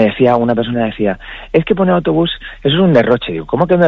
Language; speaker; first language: Spanish; native; Spanish